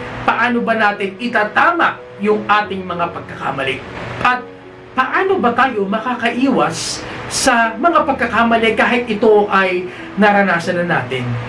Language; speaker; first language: Filipino; native; Filipino